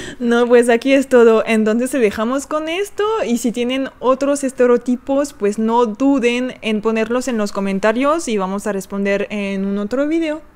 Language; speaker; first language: Spanish; non-native, fluent; French